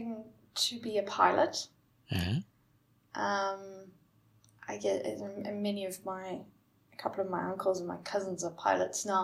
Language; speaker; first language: English; native; English